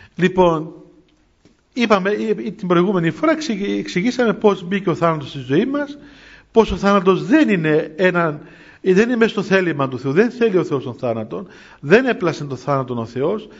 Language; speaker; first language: Greek; native; Greek